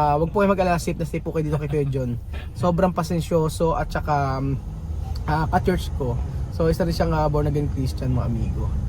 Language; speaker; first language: Filipino; native; Filipino